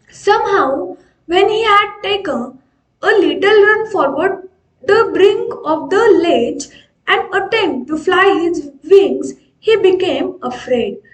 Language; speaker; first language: English; non-native, local second language; Marathi